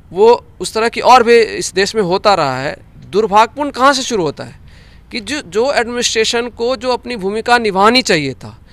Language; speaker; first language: Hindi; native; Hindi